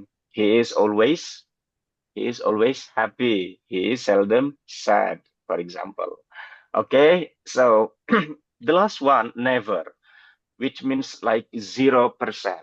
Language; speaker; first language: English; non-native, fluent; Indonesian